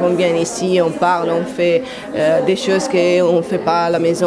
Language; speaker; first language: French; non-native, learner; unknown